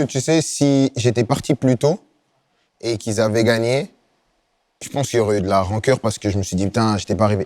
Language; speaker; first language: French; native; French